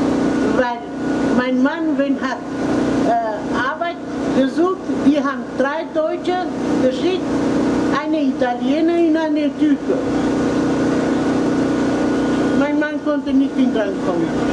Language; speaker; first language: German; non-native, learner; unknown